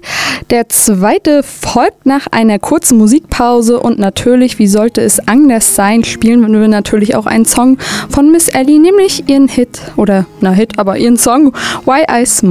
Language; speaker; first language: German; native; German